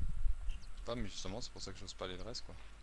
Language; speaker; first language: French; native; French